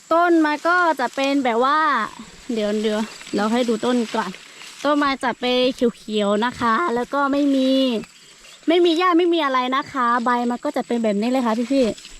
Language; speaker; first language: Thai; non-native, local second language; Lahu